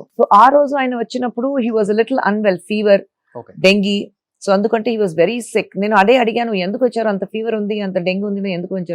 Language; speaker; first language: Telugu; non-native, fluent; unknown